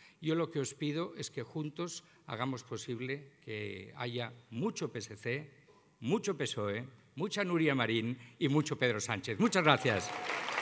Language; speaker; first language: Spanish; non-native, local second language; Catalan